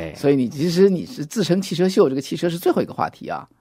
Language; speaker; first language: Chinese; native; Chinese